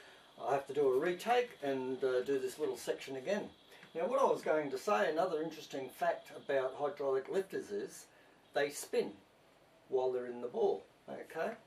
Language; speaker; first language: English; native; English